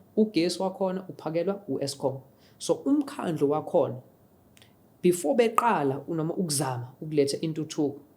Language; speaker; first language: Zulu; non-native, local second language; English